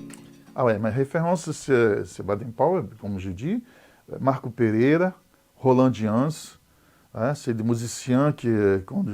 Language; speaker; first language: French; non-native, fluent; Portuguese